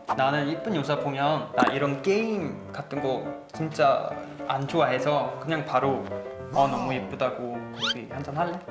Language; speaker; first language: Korean; non-native, learner; Swedish